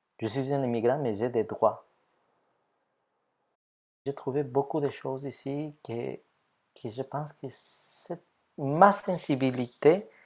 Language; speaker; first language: French; non-native, fluent; Spanish